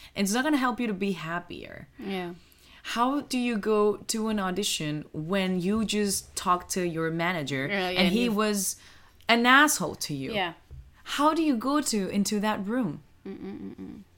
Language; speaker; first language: English; non-native, fluent; Spanish